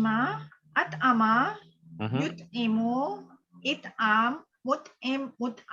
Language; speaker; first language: Arabic; non-native, learner; Malay